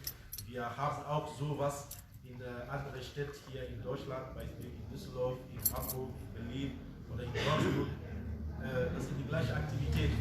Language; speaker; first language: German; non-native, fluent; Fula